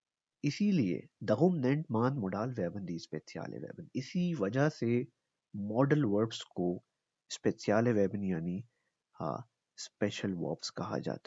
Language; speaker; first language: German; non-native, fluent; Urdu